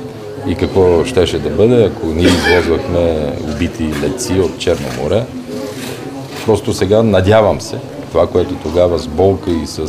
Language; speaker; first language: Bulgarian; native; Bulgarian